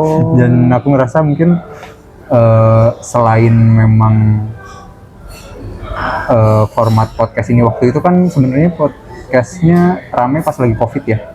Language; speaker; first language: Indonesian; native; Indonesian